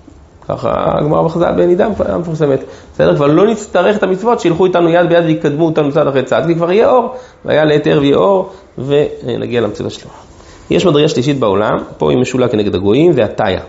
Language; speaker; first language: Hebrew; native; Hebrew